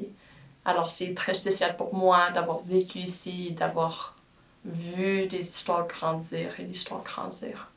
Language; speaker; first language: French; non-native, local second language; English